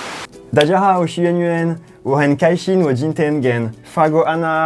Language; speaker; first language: Chinese; non-native, fluent; French